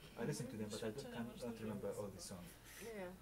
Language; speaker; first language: English; non-native, learner; Arabic